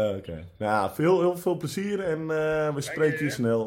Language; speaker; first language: Dutch; native; Dutch